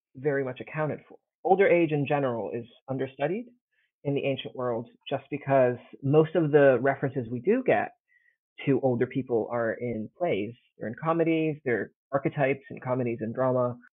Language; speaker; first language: English; early bilingual, heritage; Italian